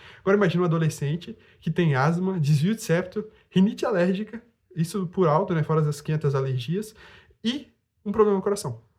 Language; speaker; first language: Portuguese; native; Portuguese